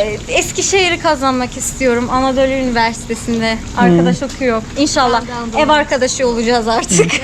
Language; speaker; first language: Turkish; non-native, fluent; Persian